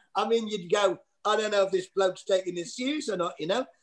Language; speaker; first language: English; native; English